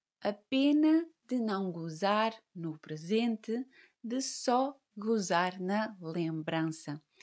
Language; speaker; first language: Portuguese; native; Portuguese